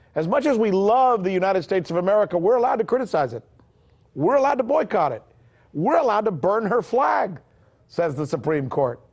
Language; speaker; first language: English; early bilingual, other home language; Spanish